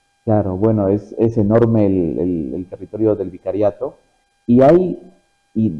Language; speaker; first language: Spanish; native; Spanish